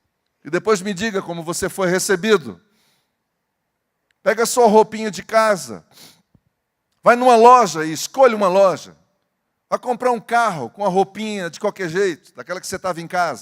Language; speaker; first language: Portuguese; native; Portuguese